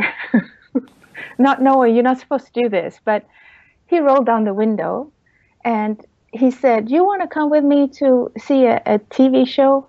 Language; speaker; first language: English; non-native, fluent; Swedish